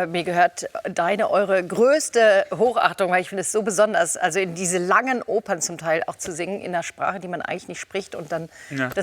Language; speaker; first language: German; native; German